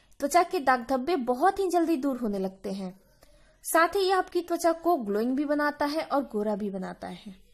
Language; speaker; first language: Hindi; native; Hindi